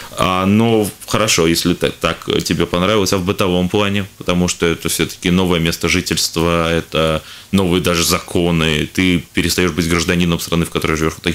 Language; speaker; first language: Russian; native; Russian